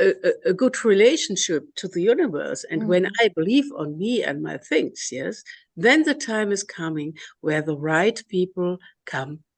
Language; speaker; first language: English; non-native, learner; German